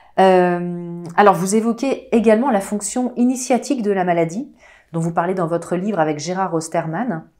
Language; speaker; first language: French; native; French